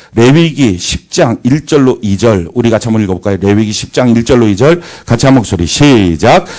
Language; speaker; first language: Korean; native; Korean